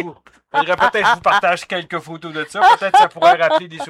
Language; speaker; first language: French; native; French